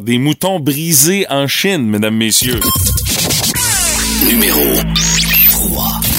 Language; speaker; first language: French; native; French